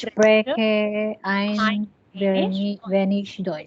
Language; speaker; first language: German; non-native, learner; Filipino